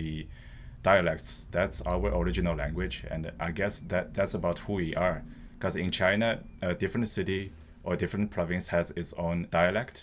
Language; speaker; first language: English; non-native, fluent; Chinese